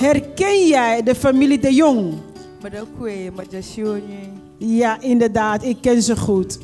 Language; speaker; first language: Dutch; non-native, fluent; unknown